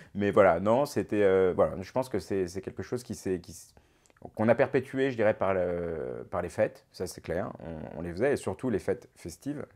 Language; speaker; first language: French; native; French